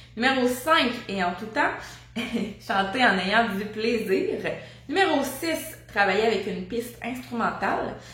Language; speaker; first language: French; native; French